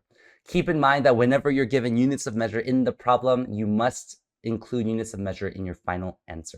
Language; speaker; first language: English; native; English